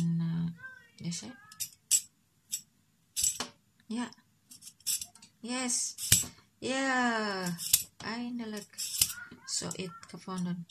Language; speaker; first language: Dutch; non-native, learner; Indonesian